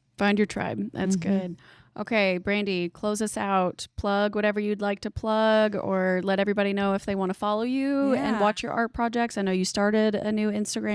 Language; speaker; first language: English; native; English